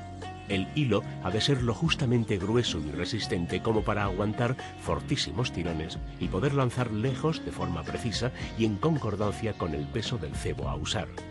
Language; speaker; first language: Spanish; native; Spanish